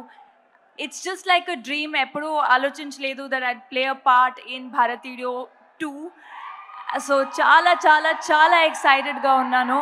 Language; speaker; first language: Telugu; non-native, local second language; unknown